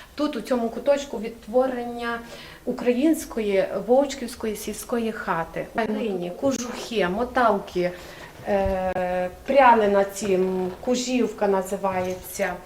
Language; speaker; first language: Ukrainian; native; Ukrainian